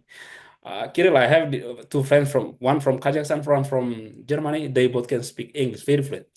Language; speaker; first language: English; non-native, fluent; Indonesian